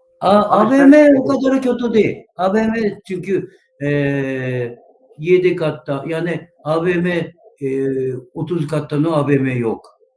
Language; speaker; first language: Turkish; non-native, learner; Japanese